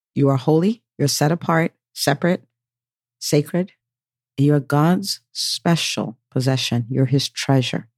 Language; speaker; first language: English; native; English